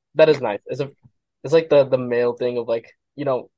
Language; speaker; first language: English; native; English